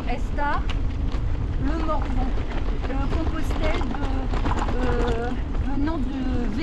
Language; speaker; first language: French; native; French